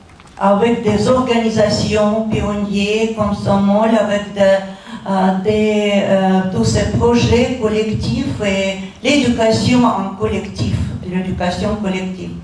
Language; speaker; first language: French; non-native, fluent; Russian